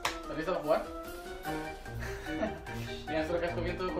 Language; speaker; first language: Spanish; native; Spanish